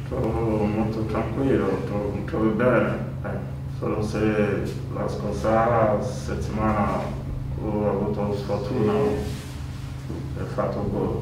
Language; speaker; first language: Italian; non-native, learner; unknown